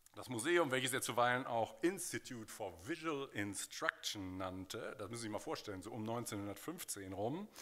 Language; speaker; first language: German; native; German